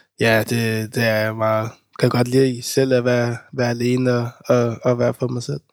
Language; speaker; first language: Danish; early bilingual, other home language; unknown